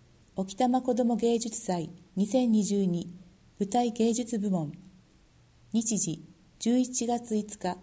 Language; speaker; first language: Japanese; native; Japanese